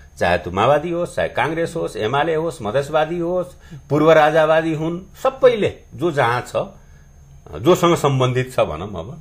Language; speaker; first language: Nepali; non-native, local second language; Bhojpuri